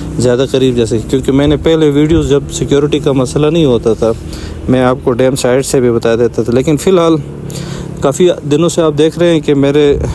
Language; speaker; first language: Urdu; non-native, local second language; Shina